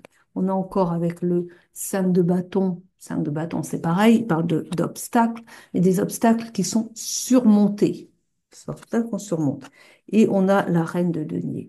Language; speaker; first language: French; native; French